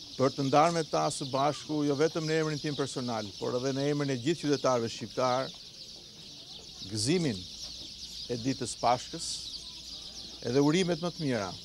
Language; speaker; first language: Albanian; native; Albanian